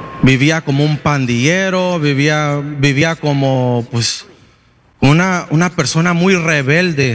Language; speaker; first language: Spanish; early bilingual, heritage; Spanish